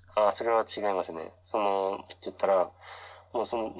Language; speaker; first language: Japanese; native; Japanese